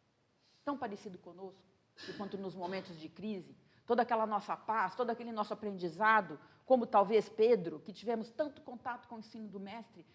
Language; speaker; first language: Portuguese; native; Portuguese